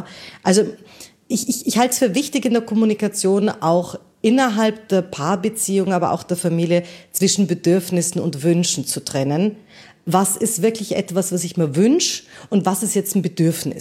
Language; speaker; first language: German; native; German